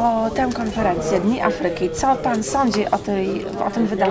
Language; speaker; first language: Polish; native; Polish